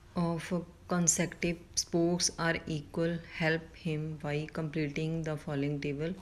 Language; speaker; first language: English; non-native, local second language; Punjabi